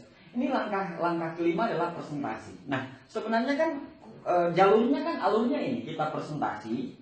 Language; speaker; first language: Indonesian; native; Indonesian